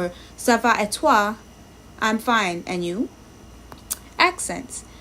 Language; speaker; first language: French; non-native, learner; English